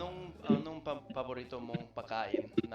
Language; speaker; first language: Filipino; non-native, fluent; English